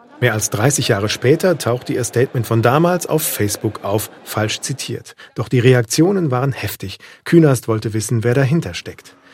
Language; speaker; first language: German; native; German